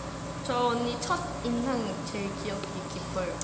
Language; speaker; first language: Korean; non-native, fluent; Thai